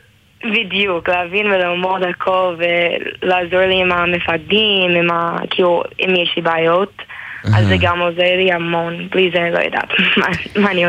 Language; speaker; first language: Hebrew; non-native, learner; English